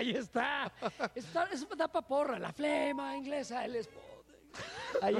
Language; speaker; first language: Spanish; native; Spanish